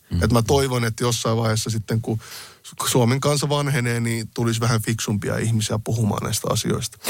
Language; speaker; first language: Finnish; early bilingual, other home language; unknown